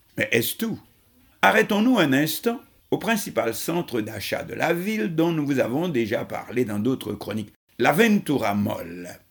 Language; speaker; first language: French; non-native, local second language; Haitian Creole